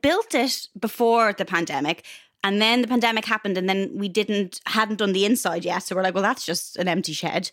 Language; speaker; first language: English; native; English